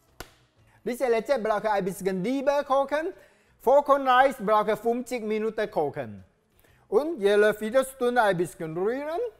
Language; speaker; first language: German; non-native, learner; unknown